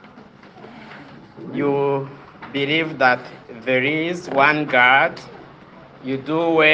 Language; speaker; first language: English; non-native, local second language; Kinyarwanda